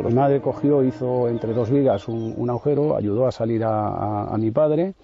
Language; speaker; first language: Spanish; native; Spanish